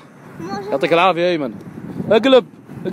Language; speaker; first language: Arabic; native; Arabic